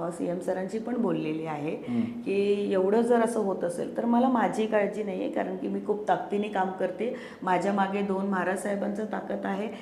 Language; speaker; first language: Marathi; non-native, fluent; Hindi